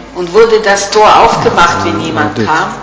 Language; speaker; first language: German; non-native, fluent; Italian